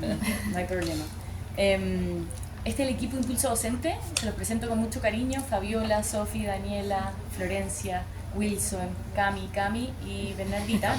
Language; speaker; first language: Spanish; native; Spanish